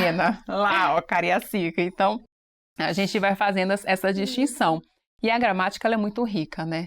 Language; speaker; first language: Portuguese; native; Portuguese